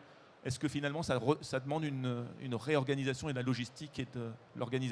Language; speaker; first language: French; native; French